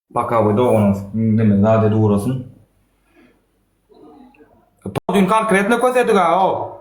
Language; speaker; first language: Russian; non-native, learner; Turkmen